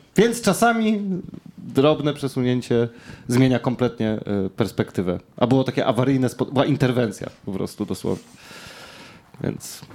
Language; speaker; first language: Polish; native; Polish